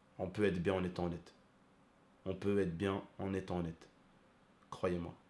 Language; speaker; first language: French; early bilingual, other home language; Arabic